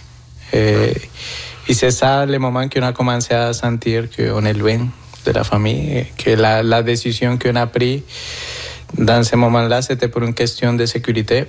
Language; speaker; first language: French; non-native, fluent; Spanish